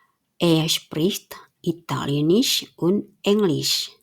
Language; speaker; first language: German; non-native, fluent; Indonesian